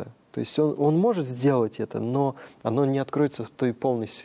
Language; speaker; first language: Russian; native; Russian